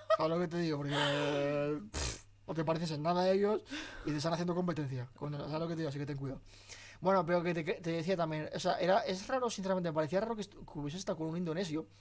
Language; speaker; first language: Spanish; early bilingual, other home language; Arabic